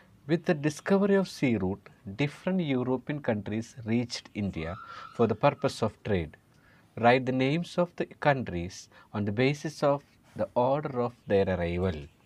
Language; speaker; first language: English; non-native, local second language; Malayalam